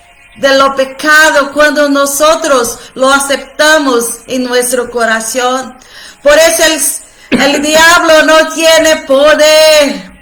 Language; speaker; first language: Spanish; non-native, fluent; Portuguese